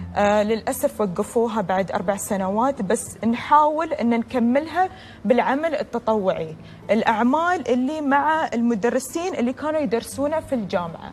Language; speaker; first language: Arabic; native; Arabic